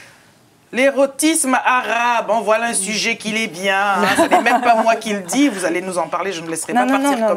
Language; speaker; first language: French; native; French